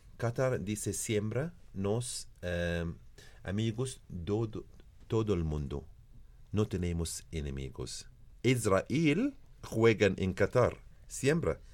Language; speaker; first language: Spanish; non-native, learner; Arabic